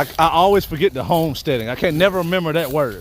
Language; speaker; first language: English; native; English